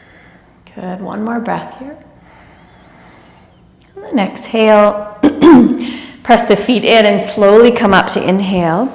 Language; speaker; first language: English; native; English